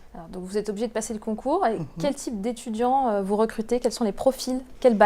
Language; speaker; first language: French; native; French